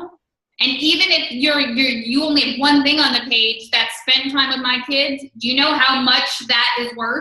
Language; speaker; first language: English; native; English